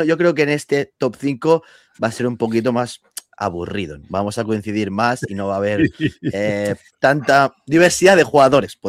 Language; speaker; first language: Spanish; native; Spanish